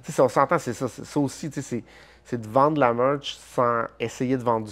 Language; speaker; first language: French; native; French